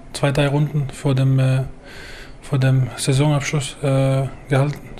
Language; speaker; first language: German; non-native, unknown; Danish